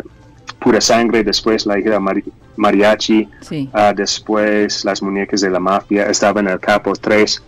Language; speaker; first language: Spanish; non-native, fluent; English